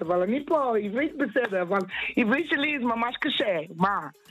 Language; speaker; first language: Hebrew; non-native, learner; English